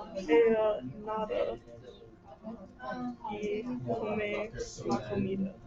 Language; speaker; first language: Spanish; non-native, learner; English